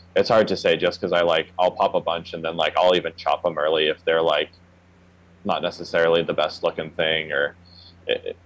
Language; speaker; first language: English; native; English